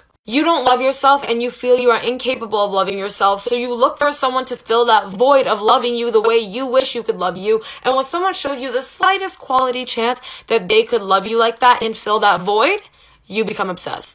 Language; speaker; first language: English; native; English